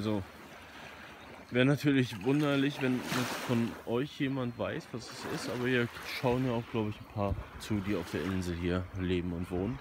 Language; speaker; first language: German; native; German